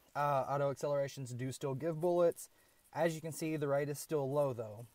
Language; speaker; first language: English; native; English